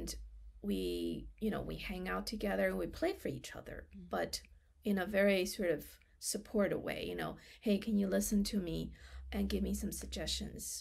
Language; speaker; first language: English; non-native, fluent; Chinese